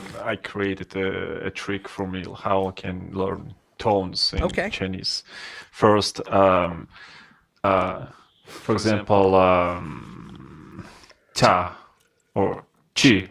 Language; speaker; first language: English; non-native, fluent; Russian